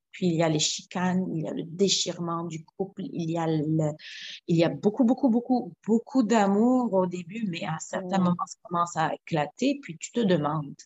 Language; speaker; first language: French; non-native, local second language; Arabic